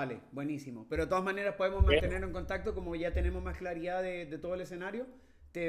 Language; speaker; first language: Spanish; native; Spanish